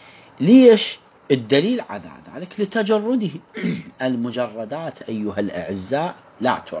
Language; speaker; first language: Arabic; native; Arabic